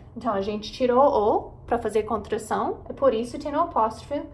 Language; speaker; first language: Portuguese; non-native, fluent; English